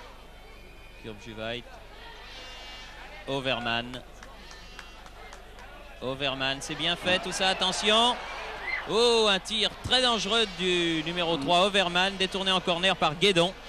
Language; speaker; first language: French; native; French